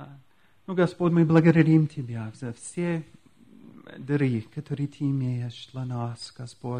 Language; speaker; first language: Russian; non-native, fluent; English